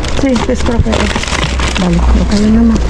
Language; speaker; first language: Spanish; non-native, learner; Filipino